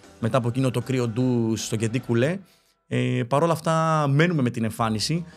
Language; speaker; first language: Greek; early bilingual, other home language; Spanish